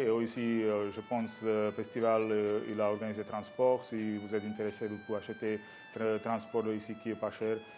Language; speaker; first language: French; non-native, learner; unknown